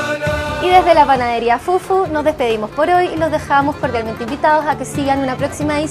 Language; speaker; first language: Spanish; native; Spanish